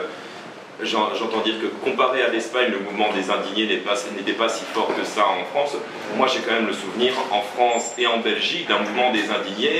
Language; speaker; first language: French; native; French